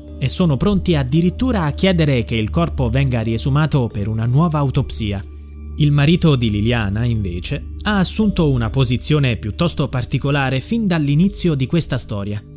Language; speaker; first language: Italian; native; Italian